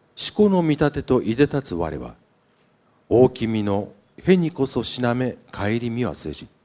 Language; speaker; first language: Japanese; native; Japanese